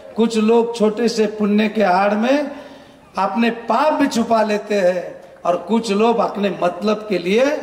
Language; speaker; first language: Hindi; non-native, local second language; Marathi